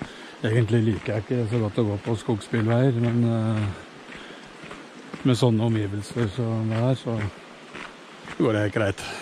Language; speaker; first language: Norwegian; native; Norwegian